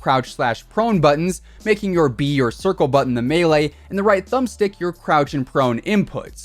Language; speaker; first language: English; native; English